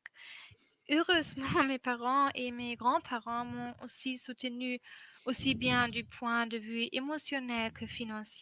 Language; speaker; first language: French; non-native, fluent; German